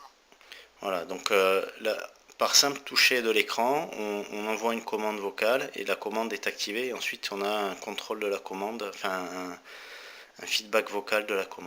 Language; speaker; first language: French; native; French